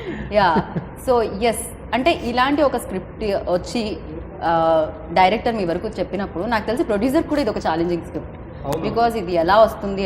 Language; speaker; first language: Telugu; native; Telugu